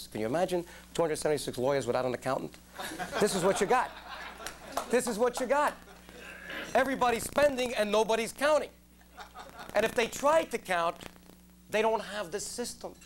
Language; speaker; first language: English; native; English